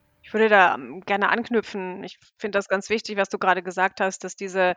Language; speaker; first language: German; native; German